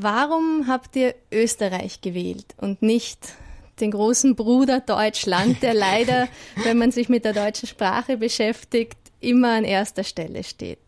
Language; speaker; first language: German; native; German